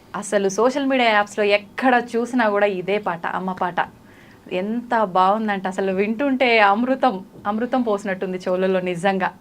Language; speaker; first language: Telugu; native; Telugu